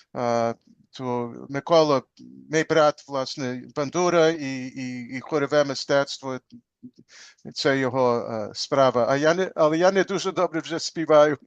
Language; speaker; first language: Ukrainian; early bilingual, heritage; Ukrainian